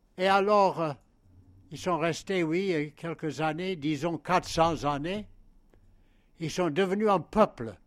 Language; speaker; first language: French; non-native, fluent; English